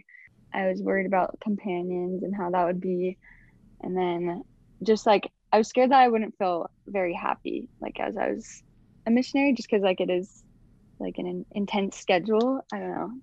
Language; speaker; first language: English; native; English